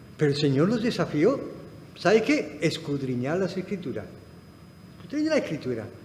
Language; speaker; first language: Spanish; non-native, fluent; Arabic